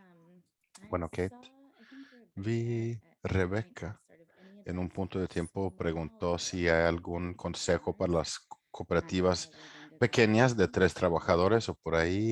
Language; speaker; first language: Spanish; non-native, fluent; English